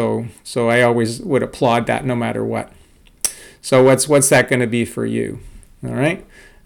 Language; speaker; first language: English; native; English